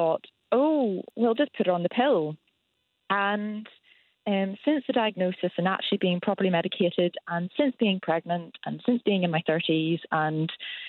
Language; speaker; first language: English; native; English